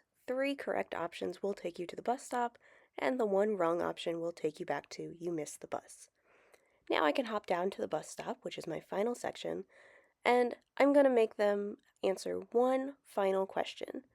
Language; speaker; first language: English; native; English